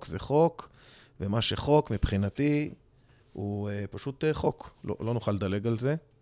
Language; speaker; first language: Hebrew; native; Hebrew